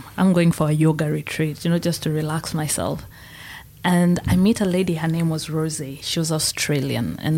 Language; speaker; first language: English; non-native, local second language; Meru